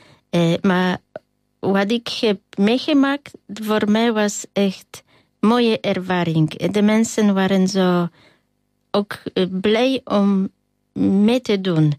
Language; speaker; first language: Dutch; non-native, learner; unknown